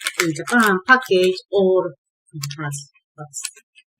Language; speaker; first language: English; non-native, learner; Japanese